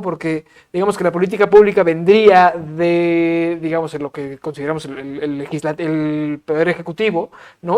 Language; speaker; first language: Spanish; native; Spanish